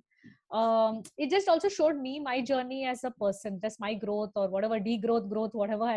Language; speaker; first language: English; non-native, local second language; Tamil